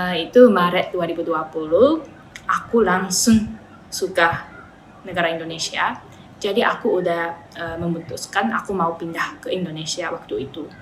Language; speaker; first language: Indonesian; non-native, fluent; Japanese